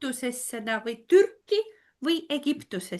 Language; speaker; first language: Estonian; non-native, fluent; Russian